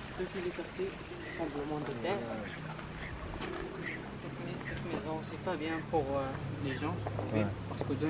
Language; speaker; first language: French; non-native, learner; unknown